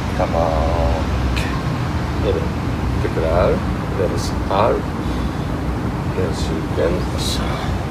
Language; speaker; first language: Turkish; non-native, learner; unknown